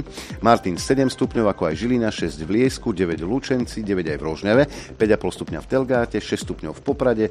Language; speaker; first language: Slovak; native; Slovak